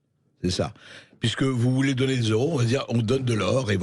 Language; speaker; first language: French; native; French